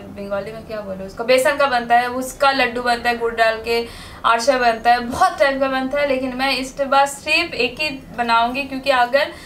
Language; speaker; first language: Hindi; non-native, local second language; Bangla